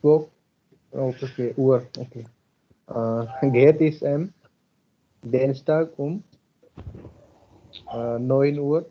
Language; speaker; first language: German; non-native, learner; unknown